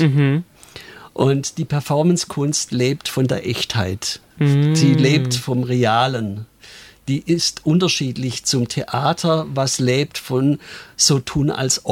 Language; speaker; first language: German; native; German